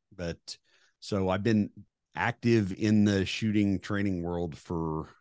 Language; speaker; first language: English; native; English